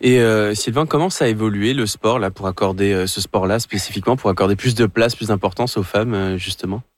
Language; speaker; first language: French; native; French